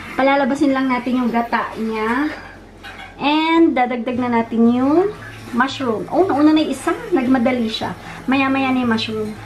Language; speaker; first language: Filipino; non-native, local second language; Iloko